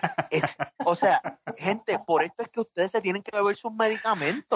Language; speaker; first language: Spanish; native; Spanish